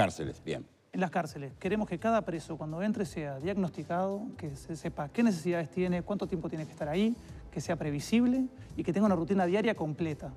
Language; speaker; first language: Spanish; native; Spanish